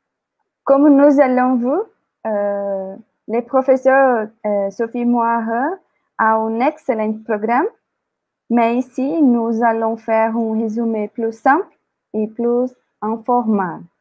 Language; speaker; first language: French; non-native, learner; Portuguese